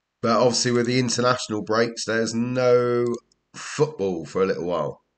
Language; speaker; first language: English; native; English